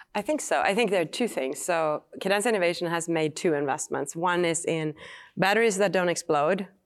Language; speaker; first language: English; non-native, fluent; Swedish